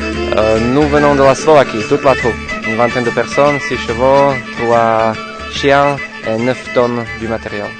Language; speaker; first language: French; non-native, fluent; Slovak